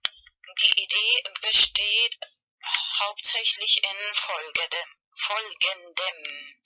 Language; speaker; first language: German; non-native, learner; Spanish